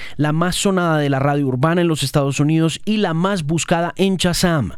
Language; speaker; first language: Spanish; native; Spanish